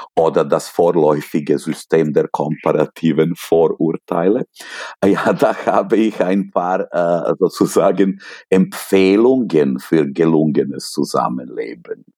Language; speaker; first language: German; non-native, fluent; Serbian